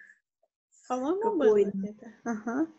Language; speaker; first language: Russian; native; Russian